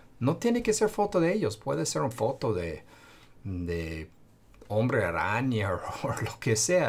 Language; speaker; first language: Spanish; non-native, fluent; English